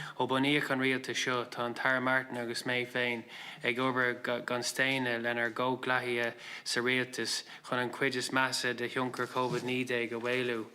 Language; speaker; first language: Irish; non-native, local second language; English